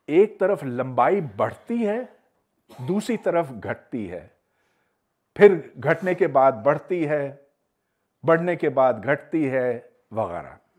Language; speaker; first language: Urdu; native; Urdu